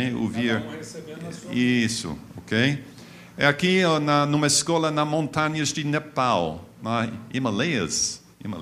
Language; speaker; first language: Portuguese; non-native, fluent; English